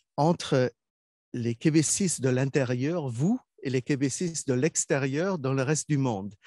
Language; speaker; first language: French; non-native, fluent; German